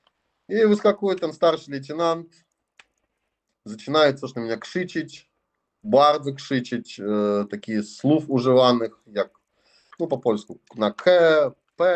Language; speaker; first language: Polish; non-native, learner; Russian